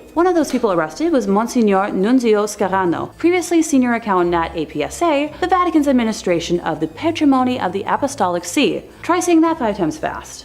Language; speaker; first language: English; native; English